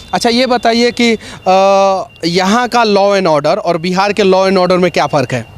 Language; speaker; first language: Hindi; native; Hindi